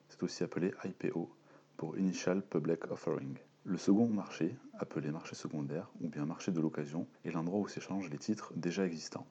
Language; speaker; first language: French; native; French